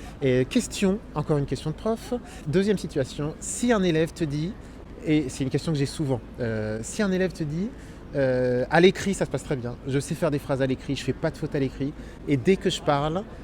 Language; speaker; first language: French; native; French